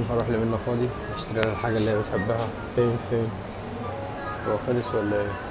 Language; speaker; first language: Arabic; native; Arabic